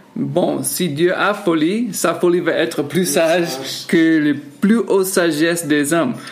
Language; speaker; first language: French; non-native, fluent; English